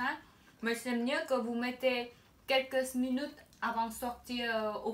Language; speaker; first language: French; non-native, fluent; Khmer